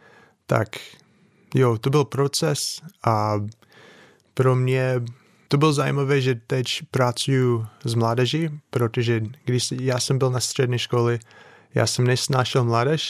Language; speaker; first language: Czech; non-native, fluent; English